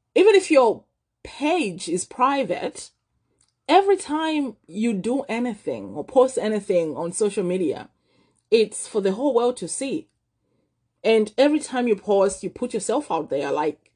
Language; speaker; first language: English; non-native, local second language; Nyanja